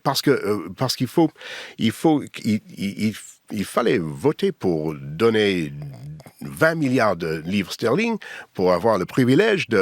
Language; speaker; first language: French; non-native, learner; English